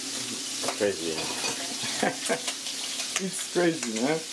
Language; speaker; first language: English; non-native, learner; Haitian Creole